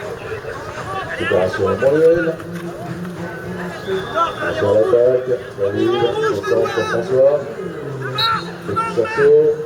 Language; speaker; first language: French; native; French